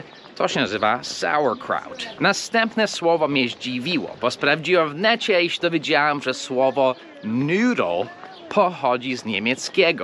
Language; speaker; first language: Polish; early bilingual, heritage; English